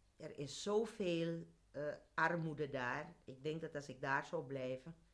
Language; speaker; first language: Dutch; native; Dutch